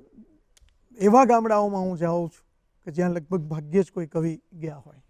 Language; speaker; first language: Gujarati; native; Gujarati